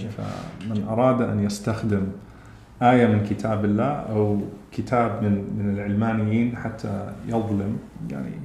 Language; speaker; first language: Arabic; early bilingual, heritage; English